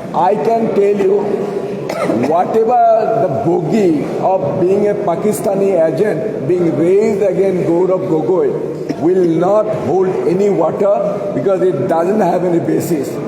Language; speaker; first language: English; non-native, local second language; Assamese